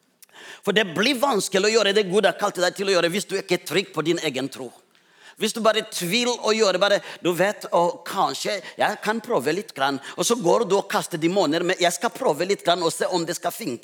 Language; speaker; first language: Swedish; non-native, learner; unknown